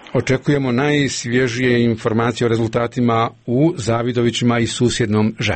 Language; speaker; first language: Croatian; native; Croatian